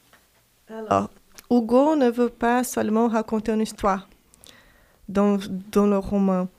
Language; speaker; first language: French; non-native, fluent; Portuguese